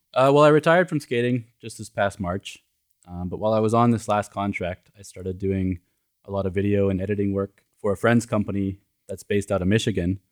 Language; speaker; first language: English; native; English